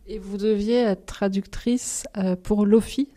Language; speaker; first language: French; native; French